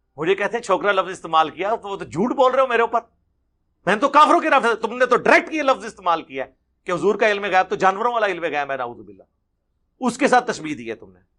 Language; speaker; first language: Urdu; non-native, local second language; Punjabi